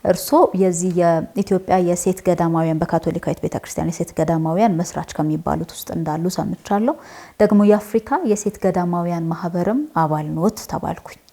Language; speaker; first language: Amharic; native; Amharic